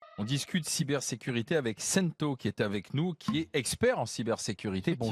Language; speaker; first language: French; native; French